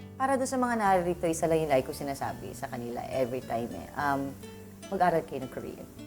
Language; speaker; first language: Filipino; native; Filipino